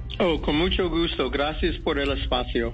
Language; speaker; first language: Spanish; non-native, fluent; English